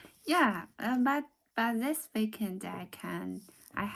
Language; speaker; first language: English; non-native, learner; Chinese